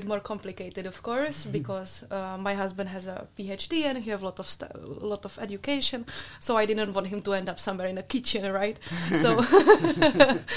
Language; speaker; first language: English; non-native, fluent; Czech